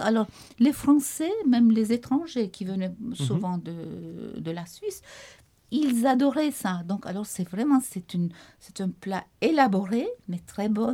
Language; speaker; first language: French; non-native, fluent; Turkish